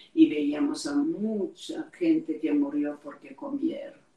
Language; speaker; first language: Spanish; non-native, fluent; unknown